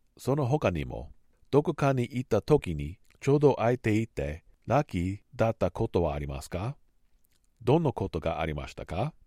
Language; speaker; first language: Japanese; non-native, learner; English